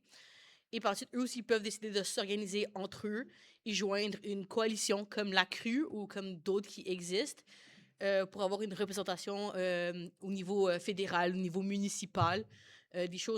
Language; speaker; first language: French; native; French